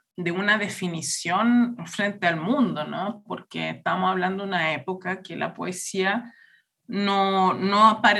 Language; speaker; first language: Spanish; native; Spanish